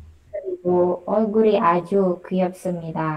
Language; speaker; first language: Korean; non-native, learner; Indonesian